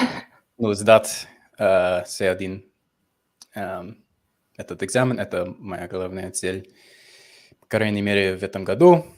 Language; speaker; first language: Russian; non-native, fluent; English